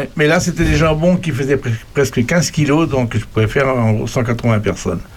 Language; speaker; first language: French; native; French